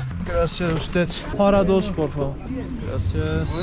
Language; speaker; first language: Spanish; non-native, learner; Turkish